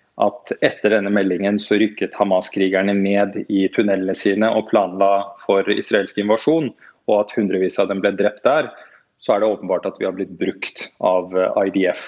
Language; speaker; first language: Norwegian; native; Norwegian